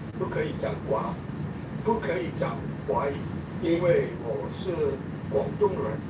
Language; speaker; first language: Cantonese; early bilingual, heritage; Cantonese